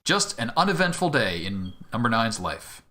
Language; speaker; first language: English; native; English